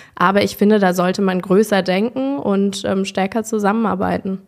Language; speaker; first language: German; native; German